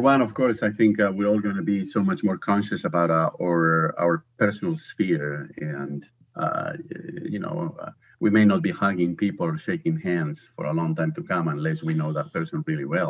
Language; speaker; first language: English; non-native, fluent; Spanish